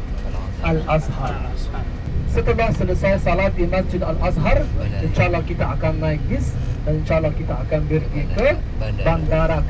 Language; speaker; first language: Indonesian; non-native, fluent; Arabic